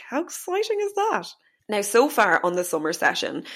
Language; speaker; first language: English; native; English